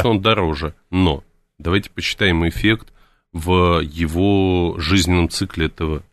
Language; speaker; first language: Russian; native; Russian